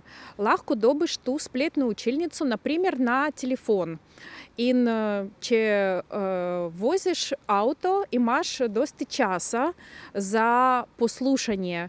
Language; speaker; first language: Slovenian; non-native, local second language; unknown